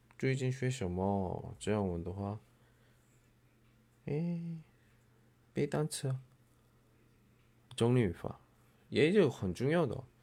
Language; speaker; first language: Chinese; non-native, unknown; Korean